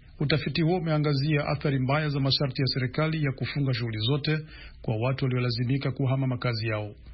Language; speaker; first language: Swahili; non-native, local second language; Rundi